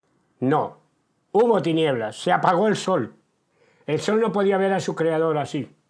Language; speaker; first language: Spanish; native; Spanish